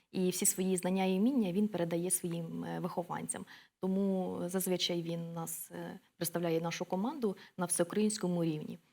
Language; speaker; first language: Ukrainian; native; Ukrainian